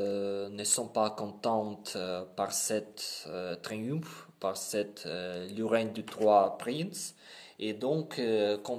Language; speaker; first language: French; non-native, learner; Ukrainian